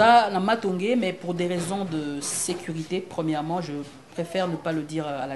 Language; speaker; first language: French; non-native, local second language; Lingala